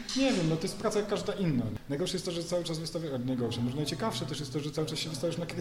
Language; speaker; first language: Polish; native; Polish